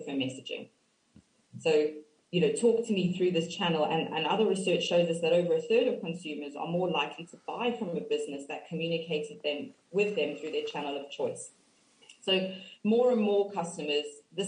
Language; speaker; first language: English; native; English